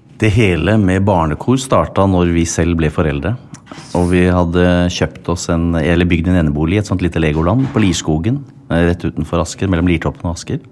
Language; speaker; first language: Norwegian; native; Norwegian